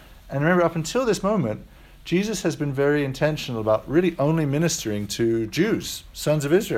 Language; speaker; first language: English; native; English